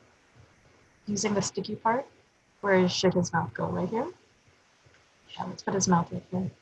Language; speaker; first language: English; native; English